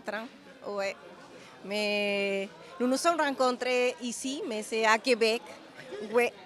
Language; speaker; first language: French; non-native, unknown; Spanish